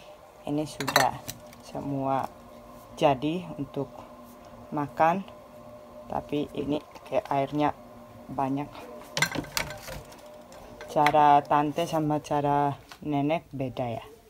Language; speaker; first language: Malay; non-native, fluent; Spanish